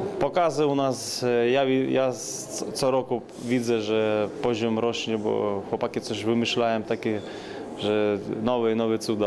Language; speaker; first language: Polish; non-native, learner; Ukrainian